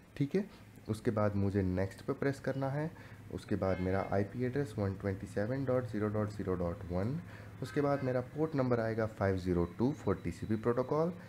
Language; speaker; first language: Hindi; native; Hindi